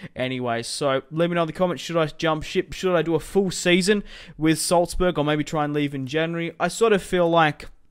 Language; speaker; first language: English; native; English